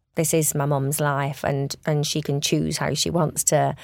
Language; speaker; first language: English; native; English